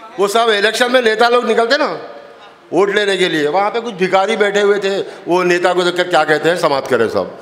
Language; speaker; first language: Urdu; native; Urdu